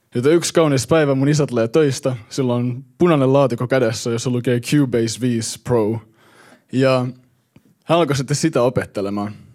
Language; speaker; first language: Finnish; early bilingual, heritage; Finnish